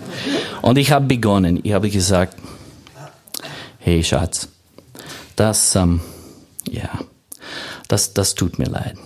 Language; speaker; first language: German; non-native, fluent; English